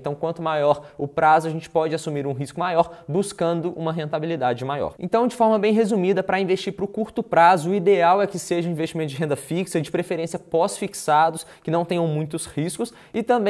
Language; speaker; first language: Portuguese; native; Portuguese